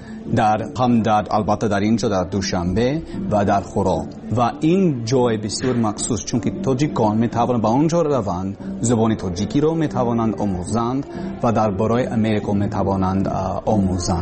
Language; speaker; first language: Persian; non-native, learner; English